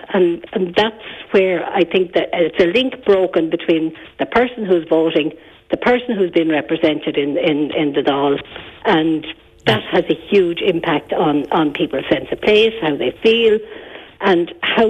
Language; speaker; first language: English; native; English